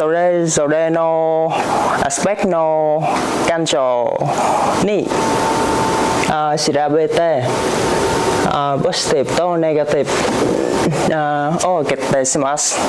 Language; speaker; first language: Japanese; non-native, learner; Vietnamese